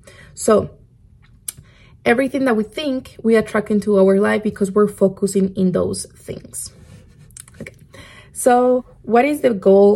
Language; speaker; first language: English; non-native, fluent; Spanish